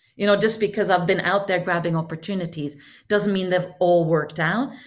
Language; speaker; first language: English; non-native, fluent; Norwegian